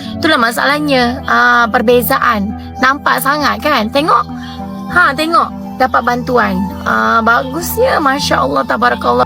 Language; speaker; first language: Malay; native; Malay